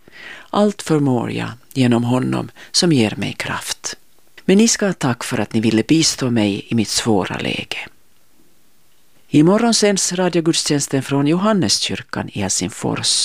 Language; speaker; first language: Swedish; native; Swedish